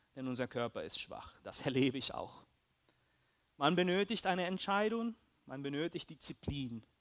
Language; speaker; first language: German; early bilingual, heritage; Spanish